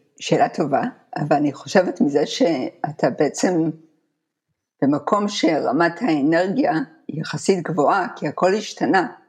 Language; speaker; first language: Hebrew; native; Hebrew